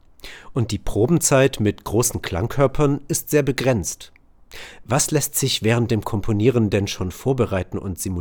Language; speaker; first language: German; native; German